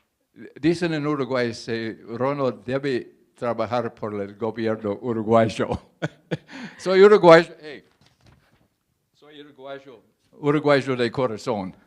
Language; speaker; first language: Spanish; non-native, fluent; English